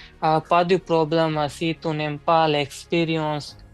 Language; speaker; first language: French; non-native, learner; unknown